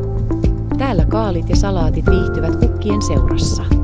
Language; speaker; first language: Finnish; native; Finnish